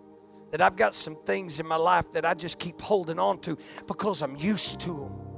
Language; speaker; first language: English; native; English